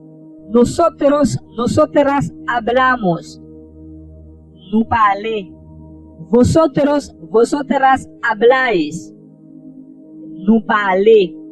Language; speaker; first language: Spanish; non-native, fluent; Haitian Creole